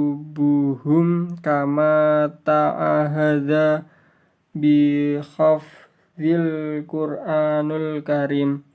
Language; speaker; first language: Arabic; non-native, learner; Indonesian